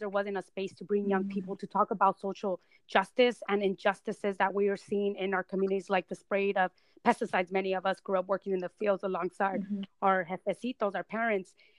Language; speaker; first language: English; early bilingual, other home language; Spanish